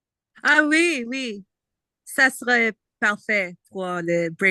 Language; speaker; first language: French; non-native, learner; English